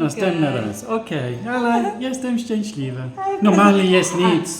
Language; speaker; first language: Polish; non-native, learner; English